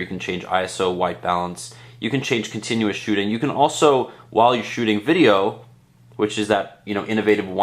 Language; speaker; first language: English; native; English